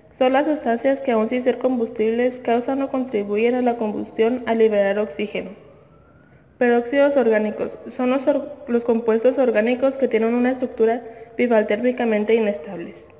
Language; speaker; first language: Spanish; native; Spanish